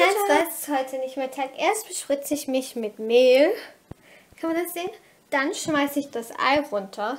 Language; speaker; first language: German; native; German